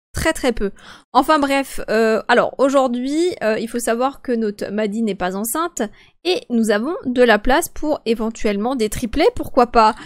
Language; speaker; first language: French; native; French